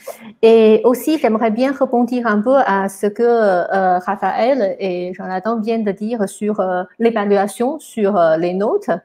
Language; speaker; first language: French; non-native, fluent; Chinese